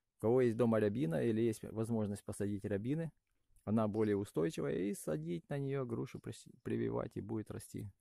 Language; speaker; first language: Russian; non-native, local second language; Ukrainian